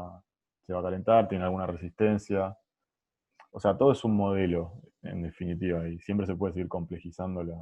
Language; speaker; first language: Spanish; native; Spanish